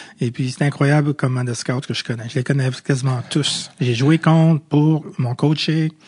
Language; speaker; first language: French; early bilingual, other home language; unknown